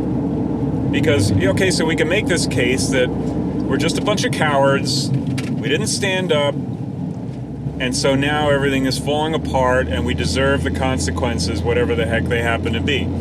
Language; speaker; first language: English; native; English